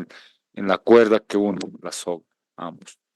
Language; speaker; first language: Spanish; native; Spanish